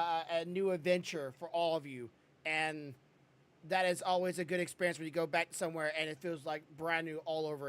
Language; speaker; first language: English; native; English